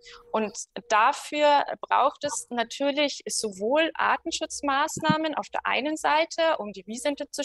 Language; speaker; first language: German; native; German